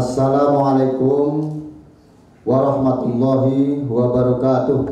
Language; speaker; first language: Indonesian; native; Indonesian